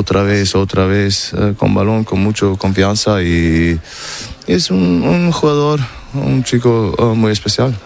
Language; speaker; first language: Spanish; non-native, learner; German